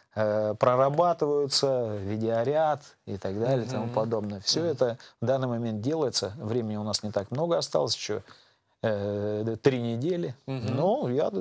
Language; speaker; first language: Russian; native; Russian